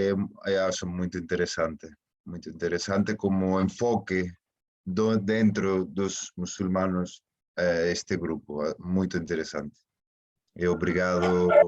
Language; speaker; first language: Portuguese; non-native, fluent; Spanish